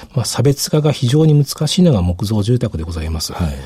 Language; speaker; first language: Japanese; native; Japanese